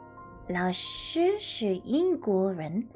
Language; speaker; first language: Chinese; non-native, learner; English